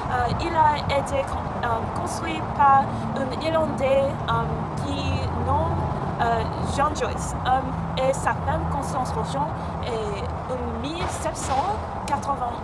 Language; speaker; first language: French; non-native, learner; English